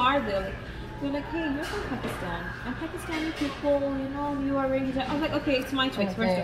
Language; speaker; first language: English; early bilingual, other home language; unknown